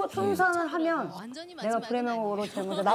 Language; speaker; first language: Korean; native; Korean